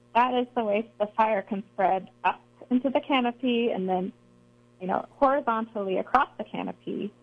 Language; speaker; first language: English; native; English